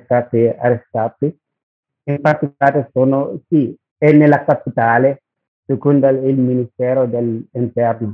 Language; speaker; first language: Italian; non-native, learner; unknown